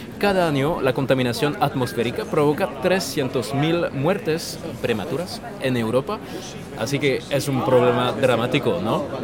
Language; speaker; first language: Spanish; non-native, fluent; French